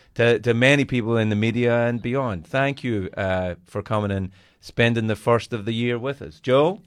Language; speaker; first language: English; native; English